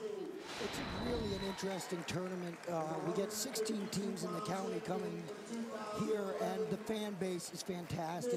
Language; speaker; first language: English; native; English